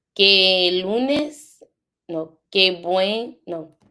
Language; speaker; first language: Spanish; non-native, learner; English